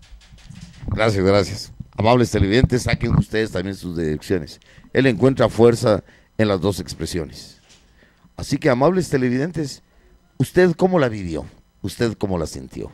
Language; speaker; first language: Spanish; native; Spanish